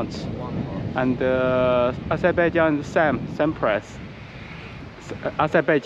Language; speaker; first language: English; non-native, learner; Chinese